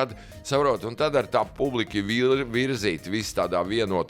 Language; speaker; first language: Latvian; native; Latvian